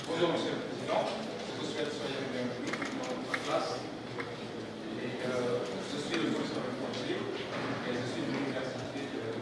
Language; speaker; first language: French; non-native, fluent; Indonesian